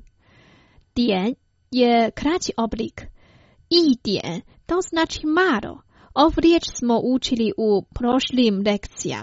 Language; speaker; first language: Croatian; non-native, fluent; Chinese